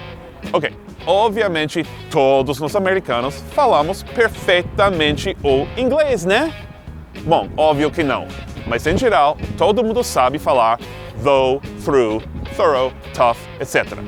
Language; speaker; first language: Portuguese; non-native, fluent; English